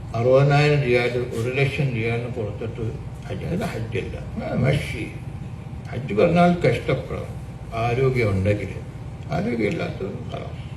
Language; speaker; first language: Malayalam; early bilingual, heritage; Malayalam